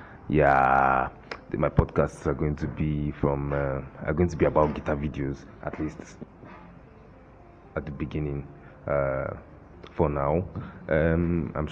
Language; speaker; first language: English; non-native, local second language; Igbo